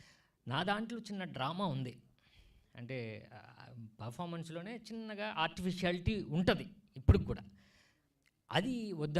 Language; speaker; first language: Telugu; native; Telugu